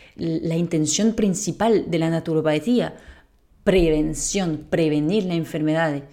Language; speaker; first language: Spanish; non-native, fluent; French